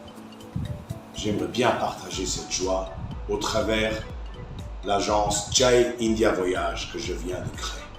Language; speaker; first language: French; non-native, fluent; Hindi